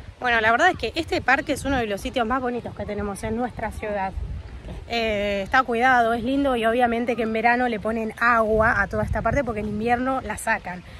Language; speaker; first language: Spanish; native; Spanish